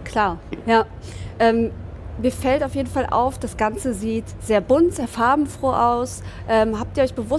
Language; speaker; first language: German; native; German